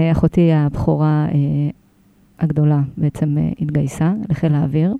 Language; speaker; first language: Hebrew; early bilingual, other home language; Russian